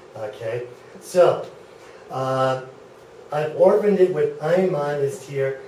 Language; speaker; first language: German; non-native, fluent; English